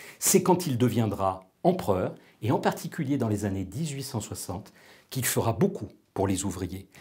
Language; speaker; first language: French; native; French